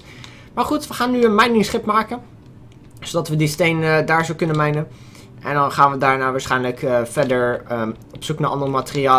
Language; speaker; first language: Dutch; native; Dutch